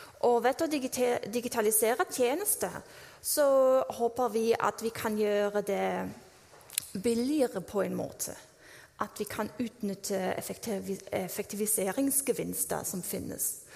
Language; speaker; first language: Norwegian; non-native, fluent; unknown